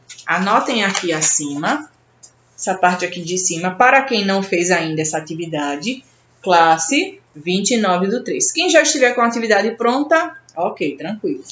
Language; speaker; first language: Portuguese; native; Portuguese